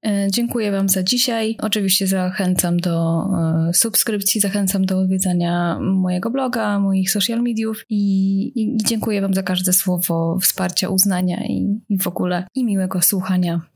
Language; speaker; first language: Polish; native; Polish